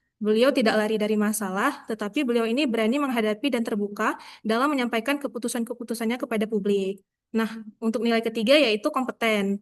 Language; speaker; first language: Indonesian; native; Indonesian